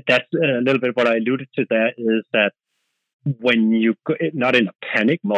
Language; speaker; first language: English; non-native, fluent; Danish